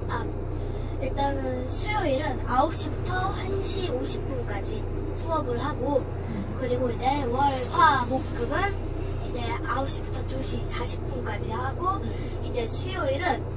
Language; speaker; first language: Korean; early bilingual, other home language; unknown